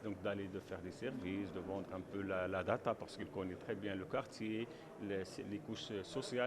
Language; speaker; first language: French; non-native, local second language; Arabic